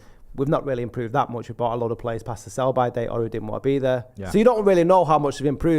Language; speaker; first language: English; native; English